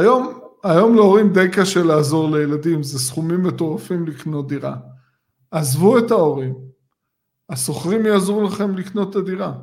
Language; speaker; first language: Hebrew; native; Hebrew